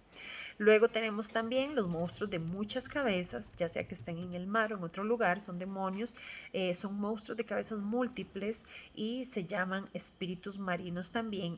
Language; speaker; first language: Spanish; native; Spanish